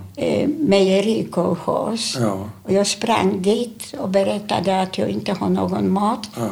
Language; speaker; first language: Swedish; non-native, fluent; Polish